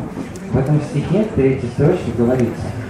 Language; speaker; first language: Russian; native; Russian